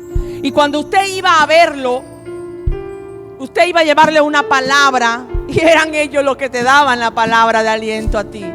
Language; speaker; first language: Spanish; native; Spanish